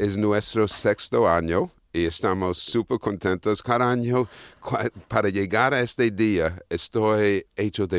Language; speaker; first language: Spanish; non-native, fluent; English